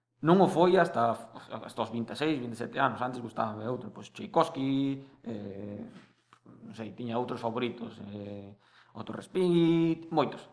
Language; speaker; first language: Galician; native; Galician